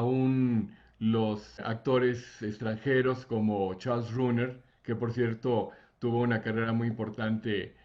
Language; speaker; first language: Spanish; native; Spanish